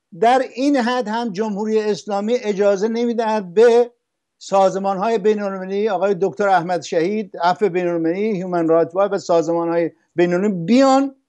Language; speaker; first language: Persian; non-native, local second language; Arabic